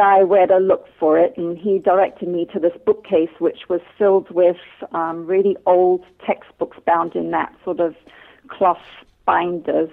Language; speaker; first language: English; native; English